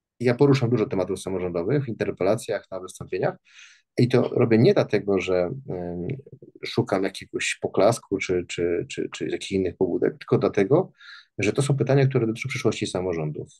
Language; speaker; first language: Polish; native; Polish